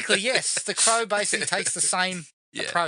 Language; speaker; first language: English; native; English